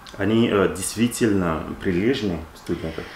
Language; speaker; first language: Russian; non-native, learner; French